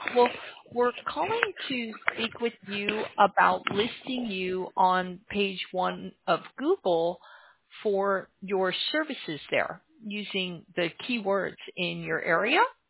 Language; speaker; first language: English; native; English